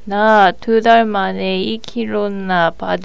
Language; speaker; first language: Korean; non-native, learner; Japanese